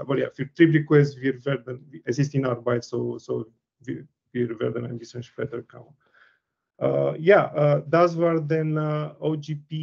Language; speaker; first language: German; non-native, learner; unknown